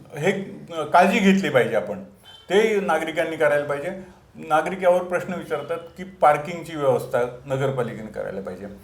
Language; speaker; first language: Marathi; native; Marathi